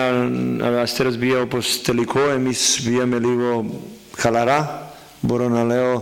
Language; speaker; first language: Greek; non-native, fluent; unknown